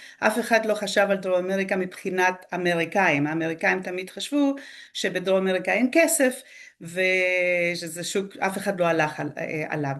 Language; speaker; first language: Hebrew; early bilingual, other home language; Spanish